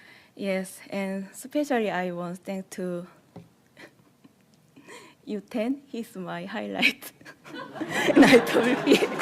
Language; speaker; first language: English; non-native, learner; Korean